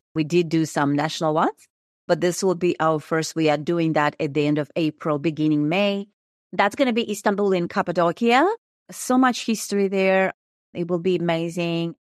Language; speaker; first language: English; non-native, fluent; Russian